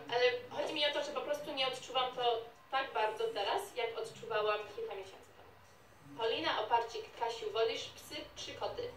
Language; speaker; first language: Polish; early bilingual, heritage; Polish